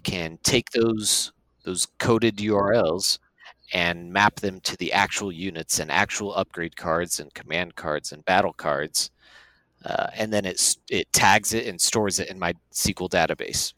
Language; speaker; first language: English; native; English